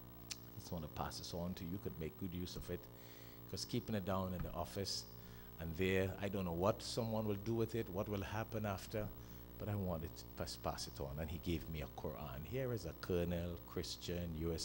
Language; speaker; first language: English; native; English